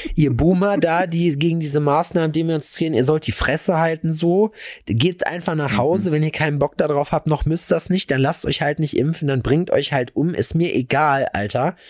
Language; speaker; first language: German; native; German